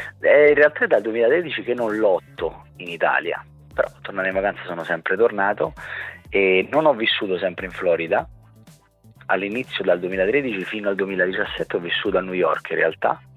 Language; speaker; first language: Italian; native; Italian